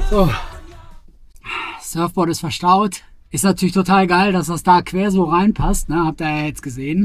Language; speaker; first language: German; native; German